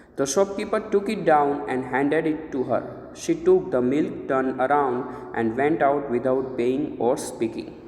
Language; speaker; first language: English; non-native, local second language; Gujarati